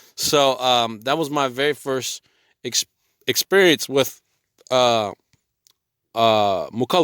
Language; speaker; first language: English; native; English